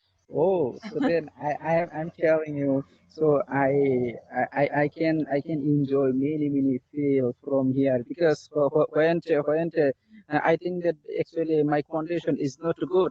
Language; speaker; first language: English; non-native, learner; Bangla